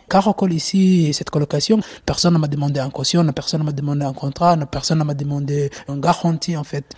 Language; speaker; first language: French; non-native, learner; Somali